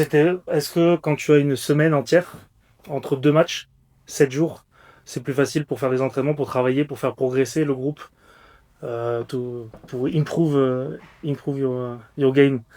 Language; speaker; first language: French; native; French